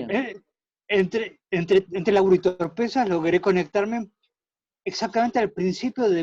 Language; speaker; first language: Spanish; native; Spanish